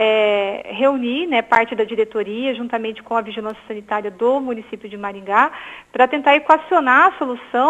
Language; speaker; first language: Portuguese; native; Portuguese